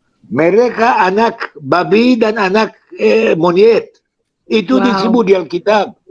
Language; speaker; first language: Indonesian; non-native, fluent; Hebrew